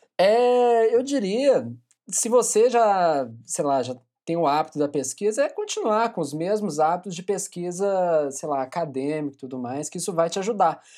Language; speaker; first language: Portuguese; native; Portuguese